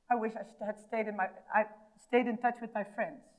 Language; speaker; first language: English; non-native, fluent; Dutch